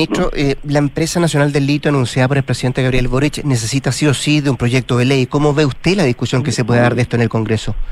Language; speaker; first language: Spanish; native; Spanish